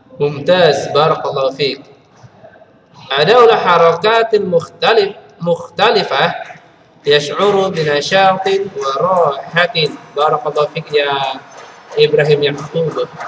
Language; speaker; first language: Arabic; non-native, fluent; Indonesian